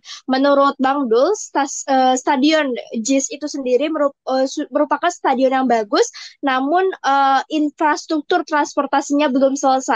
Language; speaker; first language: Indonesian; native; Indonesian